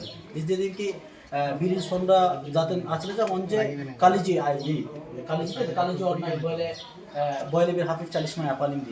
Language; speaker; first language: Turkish; non-native, learner; Bangla